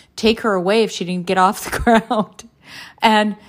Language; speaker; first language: English; native; English